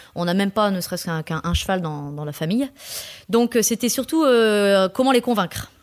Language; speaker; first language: French; native; French